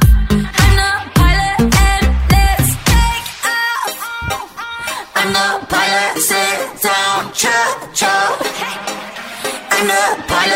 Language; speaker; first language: English; native; English